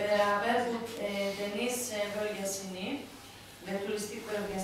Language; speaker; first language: Turkish; non-native, learner; Greek